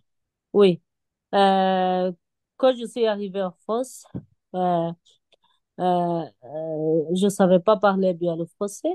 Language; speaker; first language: French; non-native, learner; Bangla